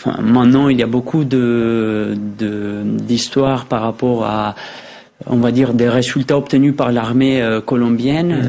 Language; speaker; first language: French; non-native, fluent; Spanish